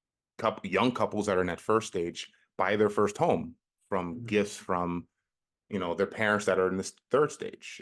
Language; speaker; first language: English; native; English